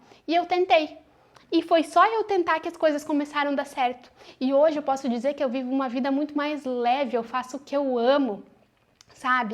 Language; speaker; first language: Portuguese; native; Portuguese